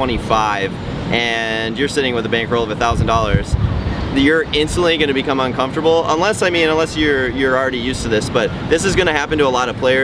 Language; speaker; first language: English; native; English